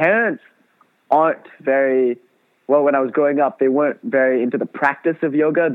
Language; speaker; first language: English; non-native, local second language; Tamil